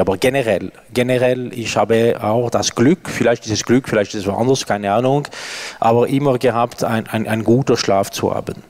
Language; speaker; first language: German; non-native, local second language; French